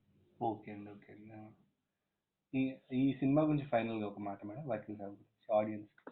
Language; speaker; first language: Telugu; native; Telugu